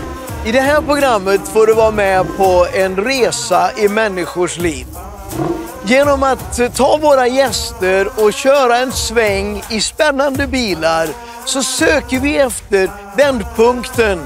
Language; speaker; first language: Swedish; native; Swedish